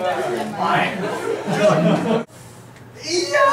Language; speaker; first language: Japanese; non-native, learner; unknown